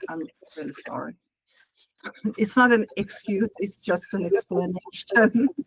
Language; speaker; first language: English; non-native, learner; Hungarian